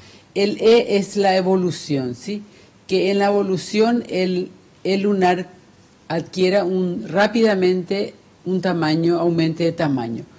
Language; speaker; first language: Spanish; native; Spanish